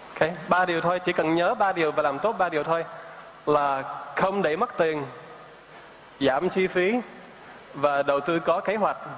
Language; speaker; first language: Vietnamese; non-native, fluent; English